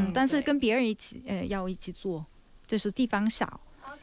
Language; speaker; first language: Chinese; non-native, fluent; Korean